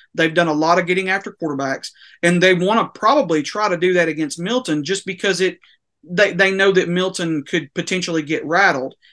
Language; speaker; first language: English; native; English